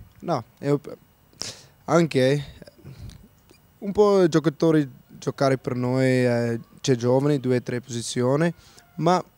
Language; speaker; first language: Italian; non-native, learner; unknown